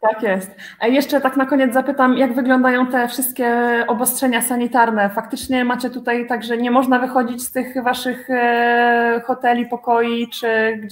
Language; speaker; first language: Polish; native; Polish